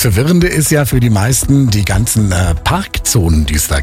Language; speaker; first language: German; native; German